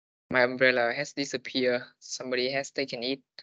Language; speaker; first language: English; non-native, learner; Vietnamese